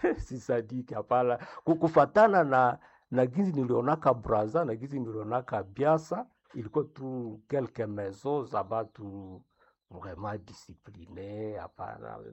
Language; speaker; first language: Swahili; non-native, local second language; Nande